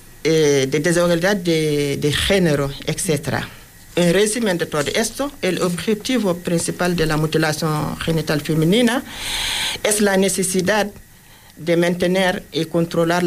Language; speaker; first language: Spanish; non-native, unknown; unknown